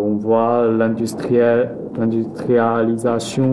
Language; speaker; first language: French; non-native, learner; Chinese